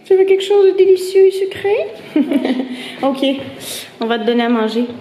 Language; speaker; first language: French; native; French